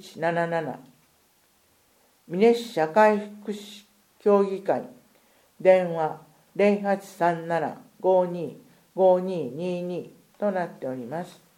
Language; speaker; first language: Japanese; native; Japanese